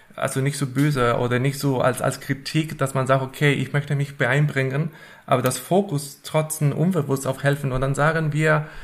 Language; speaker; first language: German; non-native, fluent; Spanish